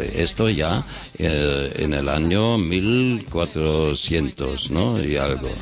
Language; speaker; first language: Spanish; non-native, fluent; German